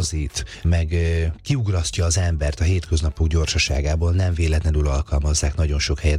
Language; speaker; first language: Hungarian; native; Hungarian